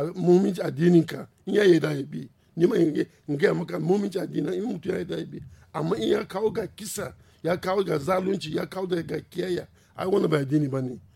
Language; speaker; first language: Hausa; non-native, local second language; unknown